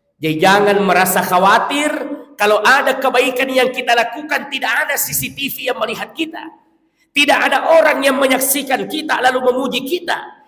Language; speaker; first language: Malay; non-native, local second language; Buginese